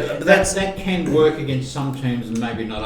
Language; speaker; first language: English; native; English